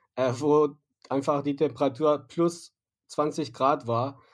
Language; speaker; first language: German; non-native, fluent; Persian